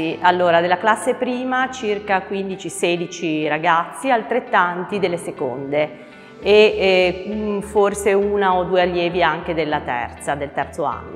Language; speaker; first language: Italian; native; Italian